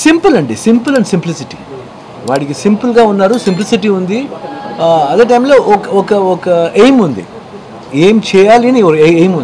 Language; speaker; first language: Telugu; non-native, learner; Kannada